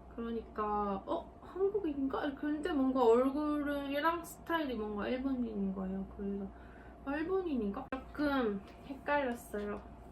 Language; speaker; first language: Korean; native; Korean